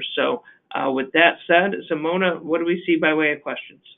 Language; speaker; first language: English; native; English